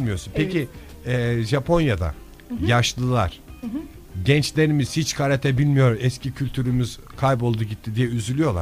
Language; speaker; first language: Turkish; native; Turkish